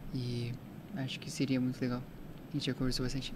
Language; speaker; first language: Portuguese; native; Portuguese